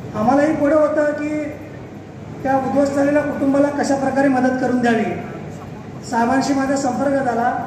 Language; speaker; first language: Marathi; native; Marathi